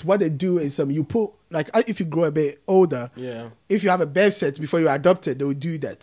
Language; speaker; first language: English; non-native, local second language; Akan